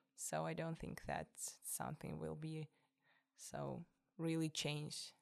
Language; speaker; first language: English; non-native, fluent; Russian